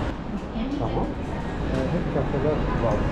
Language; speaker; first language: Turkish; non-native, learner; Arabic